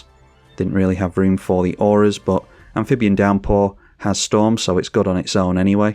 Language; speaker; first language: English; native; English